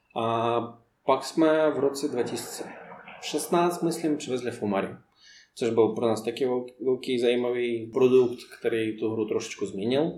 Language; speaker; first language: Czech; non-native, fluent; Russian